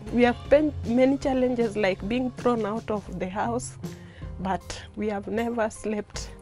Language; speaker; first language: English; non-native, local second language; Luo (Kenya and Tanzania)